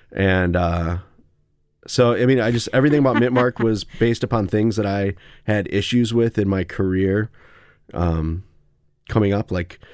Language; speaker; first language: English; native; English